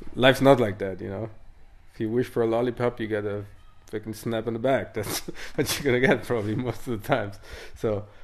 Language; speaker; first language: English; non-native, fluent; Italian